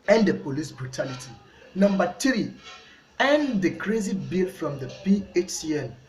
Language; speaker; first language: English; non-native, local second language; Yoruba